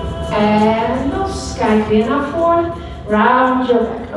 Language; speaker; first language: Dutch; native; Dutch